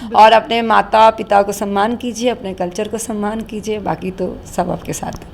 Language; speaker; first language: Hindi; non-native, local second language; Bangla